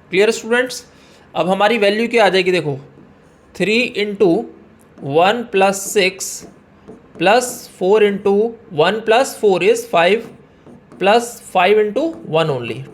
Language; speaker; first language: Hindi; native; Hindi